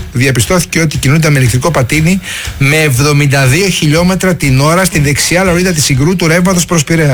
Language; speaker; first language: Greek; native; Greek